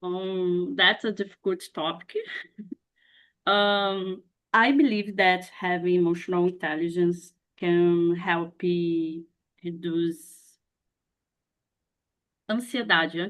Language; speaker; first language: English; non-native, learner; Portuguese